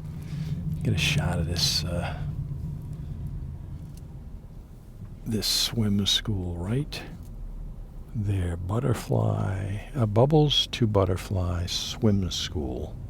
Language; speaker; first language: English; native; English